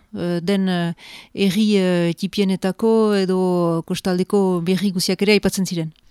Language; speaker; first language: Basque; native; Basque